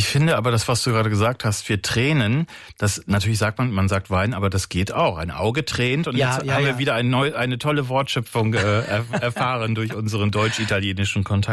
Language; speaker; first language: German; native; German